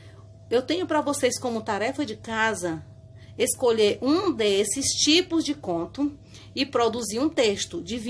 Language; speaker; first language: Portuguese; native; Portuguese